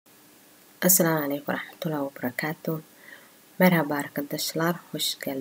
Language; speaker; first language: Turkish; non-native, learner; Somali